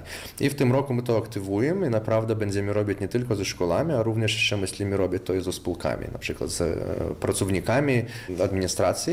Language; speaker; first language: Polish; non-native, local second language; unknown